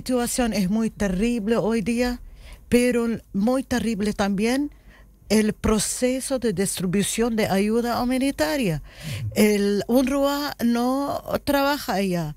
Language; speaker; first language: Spanish; non-native, learner; Arabic